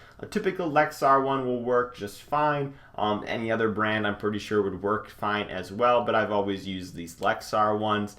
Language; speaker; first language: English; native; English